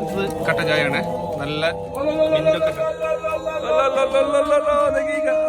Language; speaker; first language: Arabic; non-native, learner; Malayalam